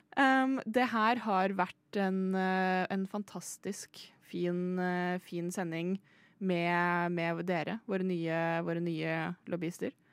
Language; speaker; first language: Norwegian; native; Norwegian